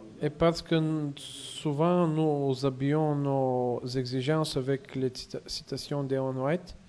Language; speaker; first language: French; non-native, fluent; Bulgarian